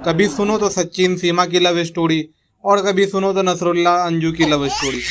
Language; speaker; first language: Hindi; native; Hindi